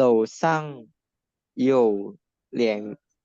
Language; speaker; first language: Chinese; non-native, learner; Indonesian